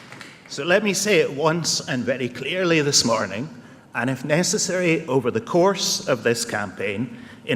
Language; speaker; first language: English; native; English